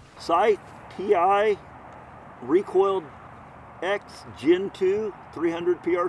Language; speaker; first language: English; native; English